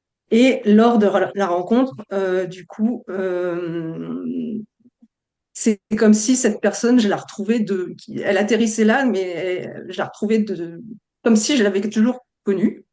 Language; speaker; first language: French; native; French